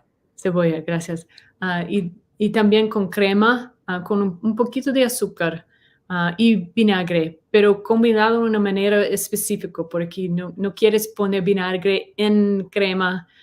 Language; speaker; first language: Spanish; non-native, fluent; English